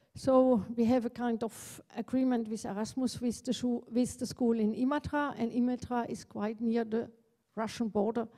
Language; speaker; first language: English; non-native, fluent; French